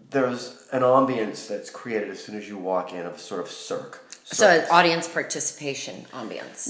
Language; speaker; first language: English; native; English